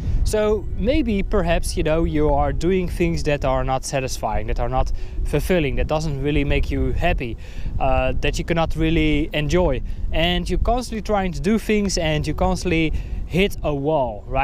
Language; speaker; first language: English; non-native, fluent; Dutch